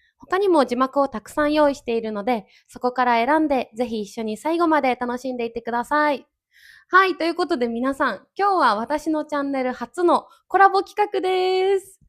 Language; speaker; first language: Japanese; native; Japanese